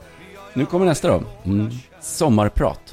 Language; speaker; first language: Swedish; native; Swedish